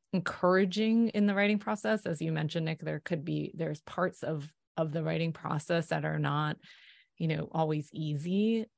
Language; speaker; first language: English; native; English